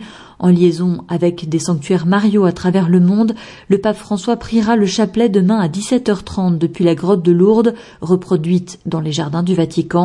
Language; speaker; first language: French; native; French